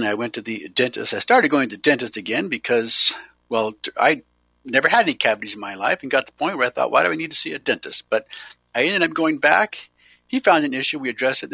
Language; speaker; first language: English; native; English